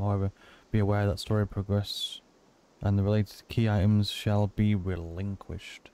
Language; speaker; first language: English; native; English